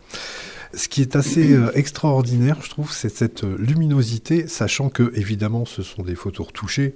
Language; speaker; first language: French; native; French